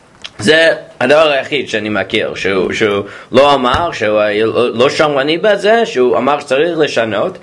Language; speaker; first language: Hebrew; non-native, fluent; English